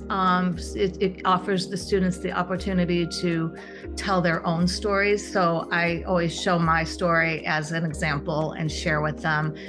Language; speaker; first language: English; native; English